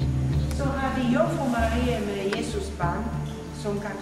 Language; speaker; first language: Danish; non-native, fluent; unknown